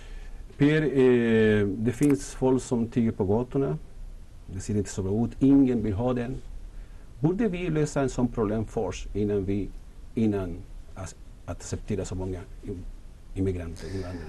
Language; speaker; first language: Swedish; non-native, fluent; Spanish